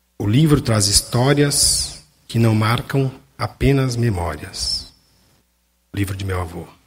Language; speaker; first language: Portuguese; native; Portuguese